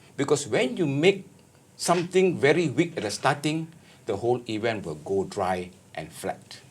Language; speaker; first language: English; non-native, local second language; Malay